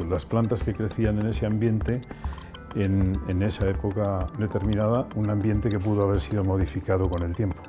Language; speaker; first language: Spanish; native; Spanish